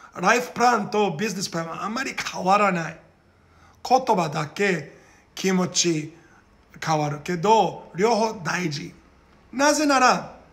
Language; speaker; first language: Japanese; non-native, learner; Portuguese